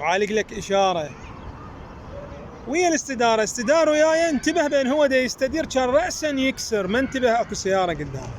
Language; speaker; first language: Arabic; native; Arabic